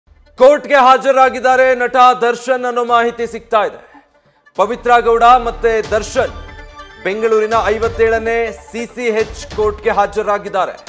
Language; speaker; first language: Kannada; native; Kannada